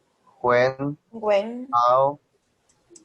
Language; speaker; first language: English; non-native, learner; Spanish